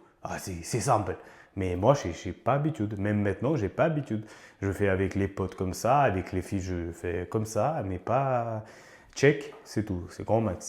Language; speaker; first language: French; non-native, learner; Ukrainian